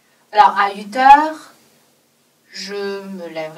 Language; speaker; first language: French; non-native, fluent; Chinese